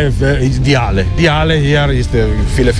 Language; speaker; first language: German; non-native, learner; Italian